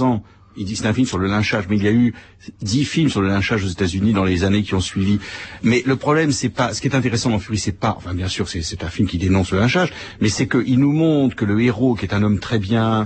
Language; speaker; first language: French; native; French